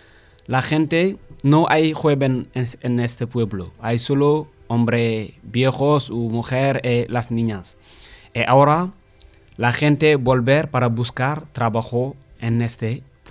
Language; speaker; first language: Spanish; non-native, learner; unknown